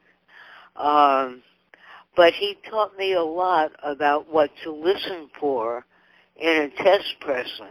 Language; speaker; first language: English; native; English